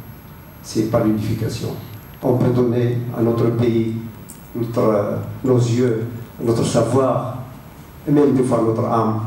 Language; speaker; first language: French; non-native, local second language; Arabic